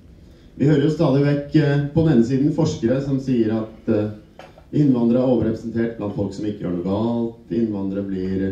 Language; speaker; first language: Norwegian; native; Norwegian